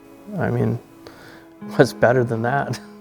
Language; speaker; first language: English; native; English